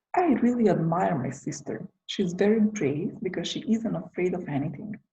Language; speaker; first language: English; non-native, fluent; Macedonian